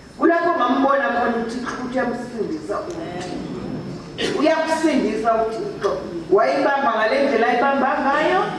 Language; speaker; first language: Zulu; non-native, local second language; Xhosa